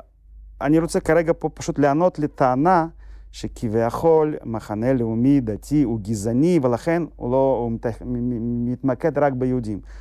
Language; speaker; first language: Hebrew; non-native, fluent; Russian